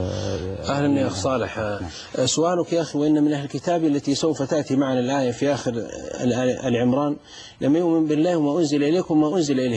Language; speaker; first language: Arabic; native; Arabic